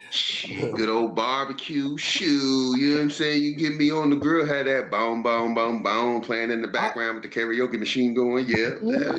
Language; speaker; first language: English; native; English